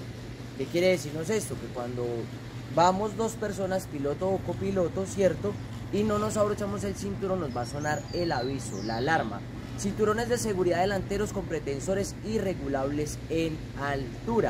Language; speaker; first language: Spanish; native; Spanish